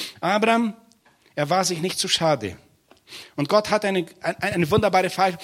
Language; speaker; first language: German; non-native, fluent; Portuguese